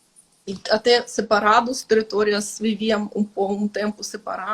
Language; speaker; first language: Portuguese; non-native, fluent; Ukrainian